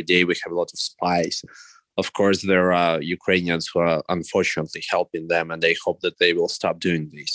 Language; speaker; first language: English; non-native, fluent; Russian